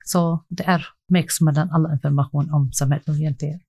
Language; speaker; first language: Swedish; non-native, learner; Arabic